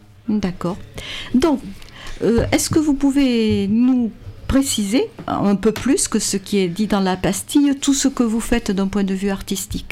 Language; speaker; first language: French; native; French